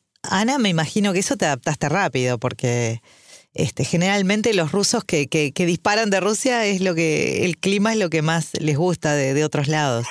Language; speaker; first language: Spanish; native; Spanish